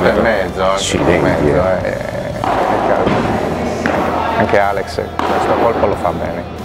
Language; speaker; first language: Italian; native; Italian